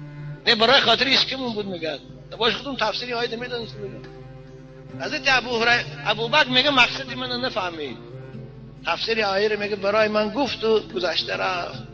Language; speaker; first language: Persian; native; Persian